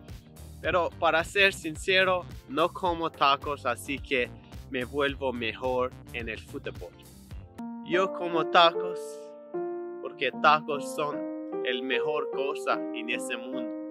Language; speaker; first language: Spanish; non-native, learner; English